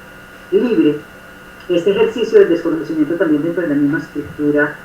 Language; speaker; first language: Spanish; native; Spanish